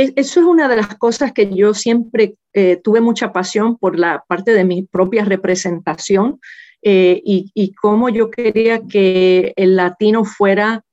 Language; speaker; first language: Spanish; native; Spanish